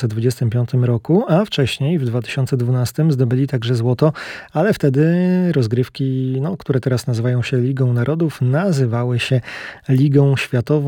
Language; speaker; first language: Polish; native; Polish